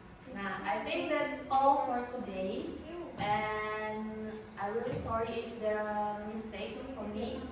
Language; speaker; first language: English; non-native, learner; Indonesian